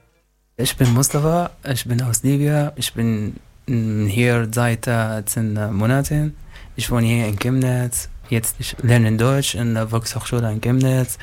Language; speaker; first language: German; non-native, learner; Arabic